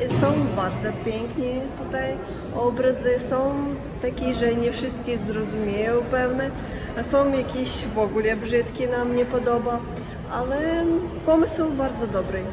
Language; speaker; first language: Polish; non-native, learner; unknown